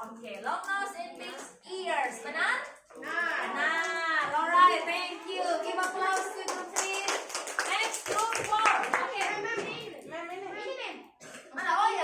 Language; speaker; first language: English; non-native, learner; Indonesian